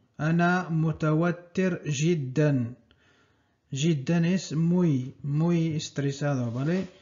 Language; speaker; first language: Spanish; non-native, fluent; Arabic